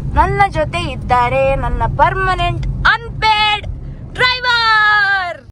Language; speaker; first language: Kannada; non-native, local second language; Tulu